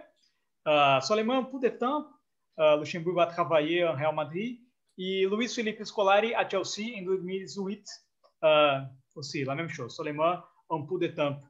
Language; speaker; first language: French; non-native, fluent; Portuguese